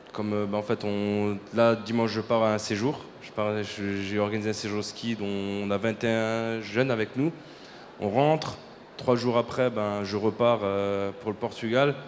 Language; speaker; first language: French; native; French